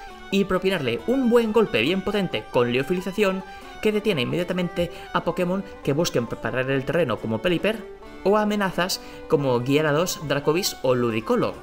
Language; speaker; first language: Spanish; native; Spanish